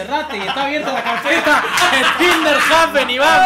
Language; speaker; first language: Spanish; native; Spanish